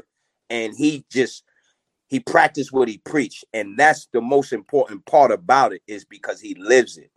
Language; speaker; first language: English; native; English